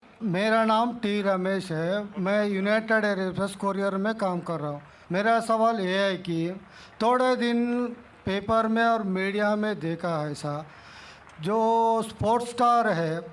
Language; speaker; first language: Hindi; non-native, local second language; Telugu